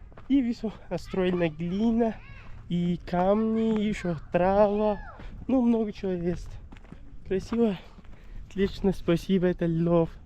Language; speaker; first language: Russian; non-native, learner; Pashto